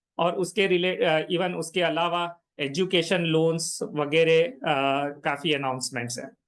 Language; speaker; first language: Hindi; non-native, local second language; Gujarati